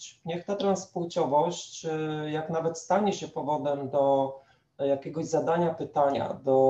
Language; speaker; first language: Polish; native; Polish